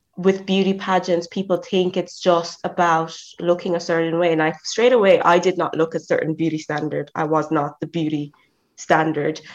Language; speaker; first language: English; native; English